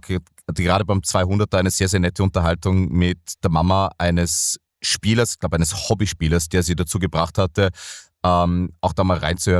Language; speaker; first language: German; native; German